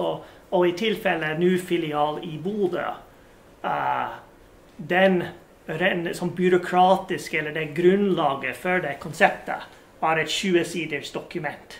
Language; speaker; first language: Norwegian; non-native, fluent; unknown